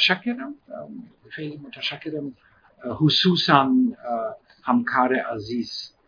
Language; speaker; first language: Persian; non-native, learner; German